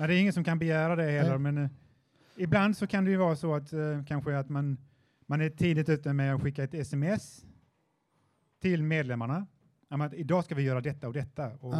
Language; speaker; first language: Swedish; native; Swedish